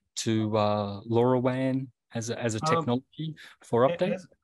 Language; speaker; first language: English; native; English